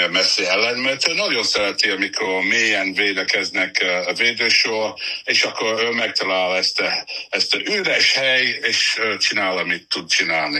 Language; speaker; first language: Hungarian; non-native, fluent; English